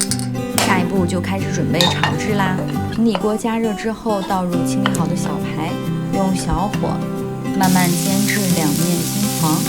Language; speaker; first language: Chinese; native; Chinese